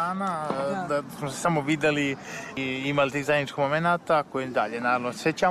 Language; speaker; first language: Serbian; native; Serbian